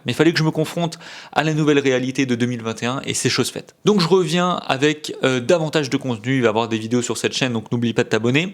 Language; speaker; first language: French; native; French